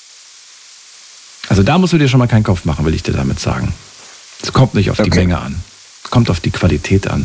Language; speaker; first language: German; native; German